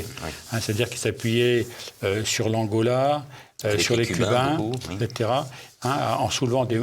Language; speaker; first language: French; native; French